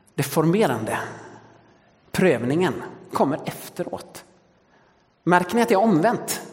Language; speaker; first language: Swedish; early bilingual, other home language; Danish